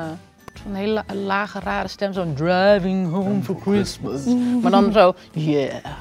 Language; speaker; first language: Dutch; native; Dutch